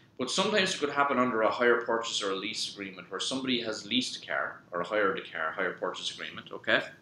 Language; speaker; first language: English; native; English